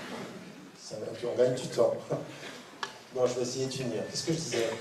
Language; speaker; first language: French; native; French